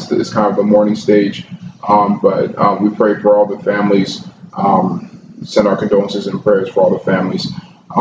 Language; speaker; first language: English; native; English